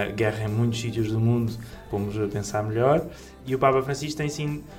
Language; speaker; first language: Portuguese; native; Portuguese